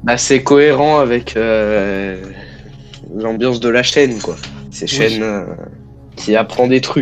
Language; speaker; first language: French; native; French